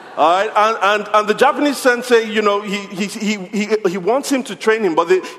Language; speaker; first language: English; non-native, local second language; Yoruba